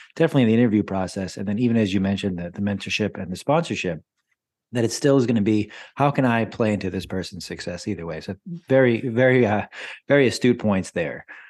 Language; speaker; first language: English; native; English